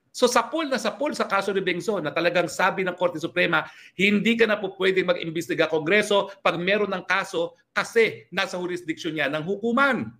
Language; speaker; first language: Filipino; native; Filipino